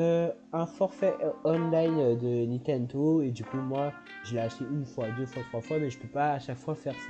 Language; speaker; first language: French; native; French